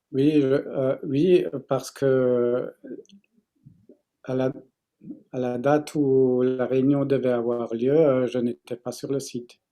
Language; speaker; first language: French; non-native, fluent; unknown